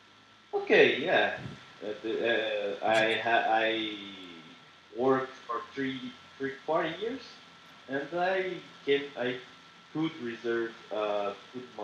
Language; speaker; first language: English; non-native, learner; Portuguese